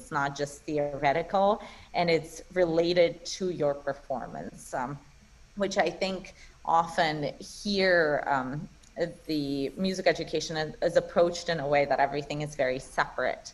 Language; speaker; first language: English; non-native, fluent; Russian